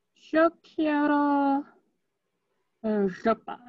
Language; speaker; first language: Spanish; non-native, learner; English